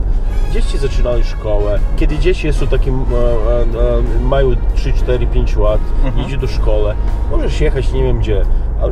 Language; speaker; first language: Polish; non-native, learner; Serbian